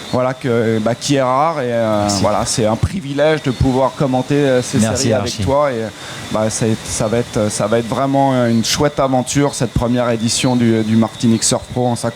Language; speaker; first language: French; native; French